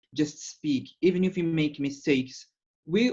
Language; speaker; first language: English; non-native, fluent; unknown